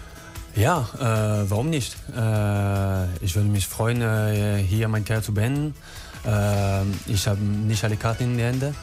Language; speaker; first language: German; non-native, learner; French